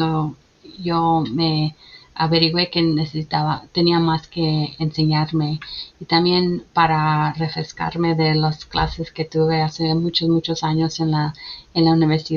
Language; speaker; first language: Spanish; early bilingual, heritage; Spanish